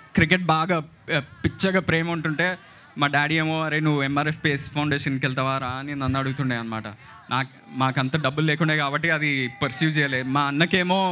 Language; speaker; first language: Telugu; native; Telugu